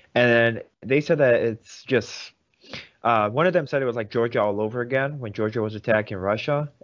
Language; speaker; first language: English; early bilingual, other home language; Russian